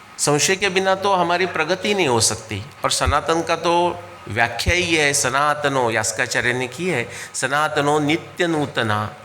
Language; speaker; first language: Hindi; non-native, local second language; Marathi